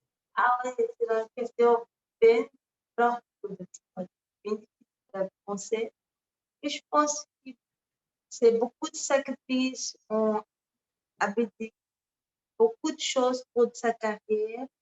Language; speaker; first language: French; non-native, learner; Portuguese